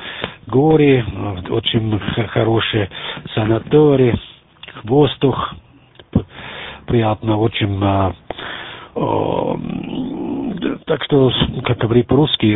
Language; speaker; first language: Russian; non-native, learner; German